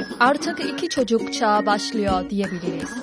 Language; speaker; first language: Turkish; non-native, fluent; Chinese